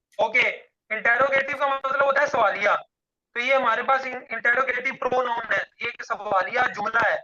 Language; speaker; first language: Urdu; non-native, local second language; Punjabi